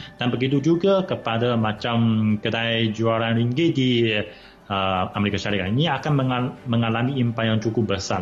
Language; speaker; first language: Malay; non-native, fluent; Chinese